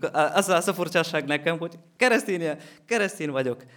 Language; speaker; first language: Hungarian; non-native, learner; Malayalam